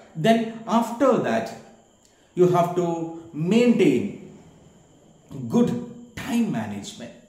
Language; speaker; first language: English; non-native, local second language; Malayalam